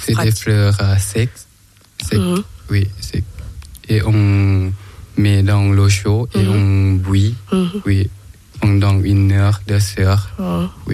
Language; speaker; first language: French; non-native, learner; Thai